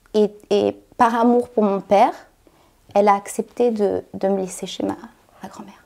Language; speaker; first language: French; native; French